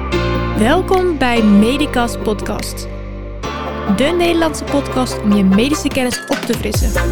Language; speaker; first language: Dutch; native; Dutch